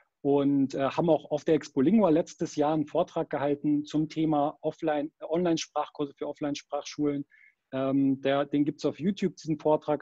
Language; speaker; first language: German; native; German